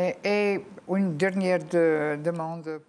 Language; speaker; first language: French; non-native, fluent; Albanian